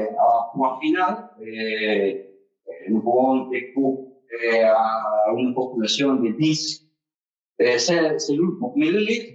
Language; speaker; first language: French; non-native, fluent; Spanish